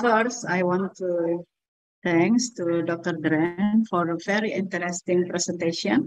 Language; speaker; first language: English; non-native, learner; Indonesian